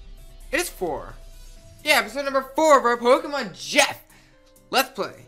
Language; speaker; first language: English; native; English